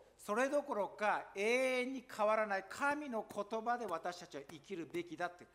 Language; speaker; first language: Japanese; non-native, fluent; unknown